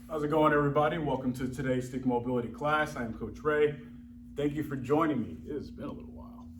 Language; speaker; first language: English; native; English